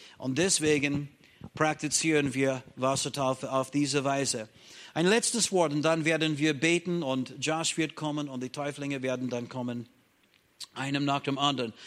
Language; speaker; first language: German; non-native, fluent; English